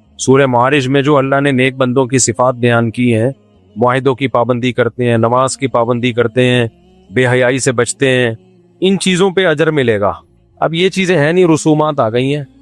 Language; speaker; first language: Urdu; native; Urdu